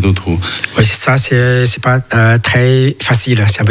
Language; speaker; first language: French; non-native, learner; Chinese